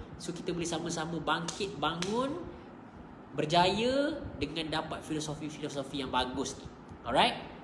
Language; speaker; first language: Malay; native; Malay